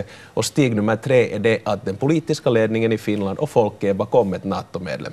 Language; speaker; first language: Swedish; native; Swedish